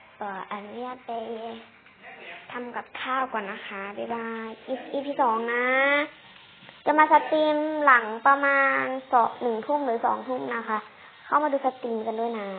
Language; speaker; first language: Thai; native; Thai